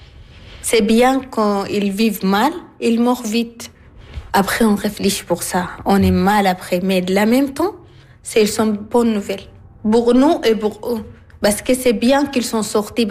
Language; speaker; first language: French; non-native, learner; Arabic